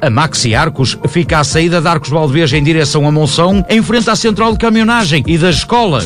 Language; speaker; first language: Portuguese; native; Portuguese